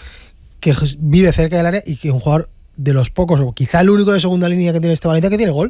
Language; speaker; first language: Spanish; native; Spanish